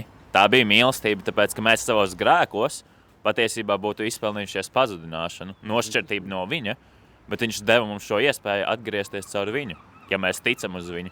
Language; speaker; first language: Latvian; native; Latvian